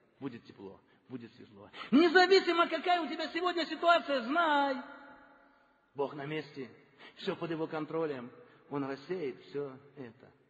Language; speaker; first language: Russian; non-native, local second language; Tajik